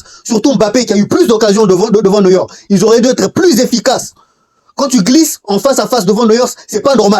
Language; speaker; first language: French; native; French